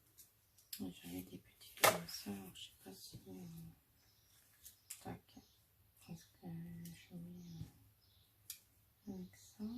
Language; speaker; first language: French; native; French